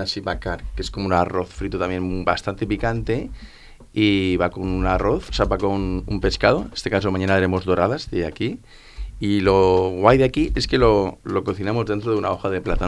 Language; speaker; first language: Spanish; native; Spanish